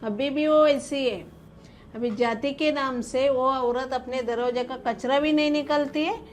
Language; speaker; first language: Hindi; non-native, local second language; Marathi